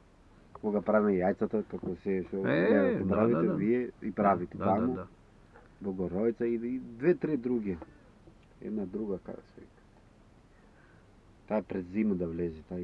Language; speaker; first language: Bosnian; non-native, learner; Macedonian